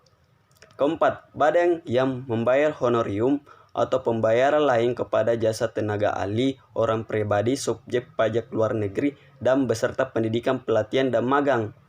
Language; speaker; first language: Indonesian; native; Indonesian